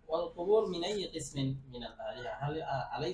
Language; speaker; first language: Arabic; non-native, fluent; Bangla